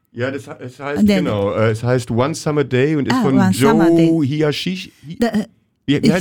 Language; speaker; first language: German; native; German